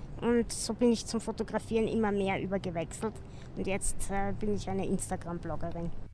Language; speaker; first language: German; native; German